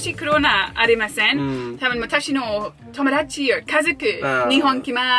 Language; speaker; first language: Japanese; non-native, learner; English